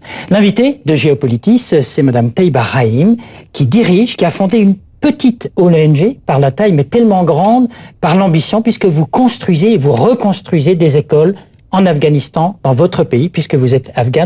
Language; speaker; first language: French; native; French